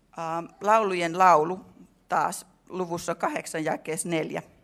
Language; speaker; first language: Finnish; native; Finnish